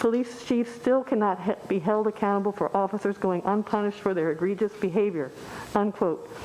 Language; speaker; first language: English; native; English